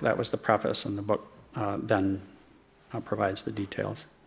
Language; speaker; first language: English; native; English